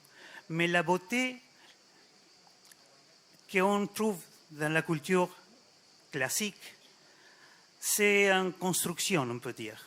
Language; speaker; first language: French; non-native, fluent; Spanish